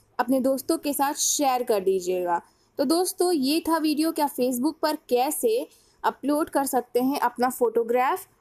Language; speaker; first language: Hindi; native; Hindi